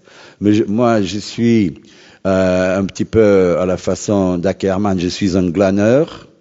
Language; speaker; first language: French; non-native, fluent; Portuguese